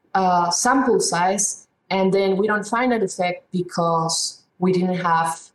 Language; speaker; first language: English; non-native, fluent; Spanish